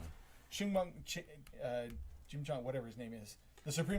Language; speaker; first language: English; native; English